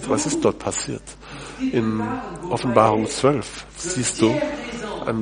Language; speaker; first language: German; non-native, fluent; French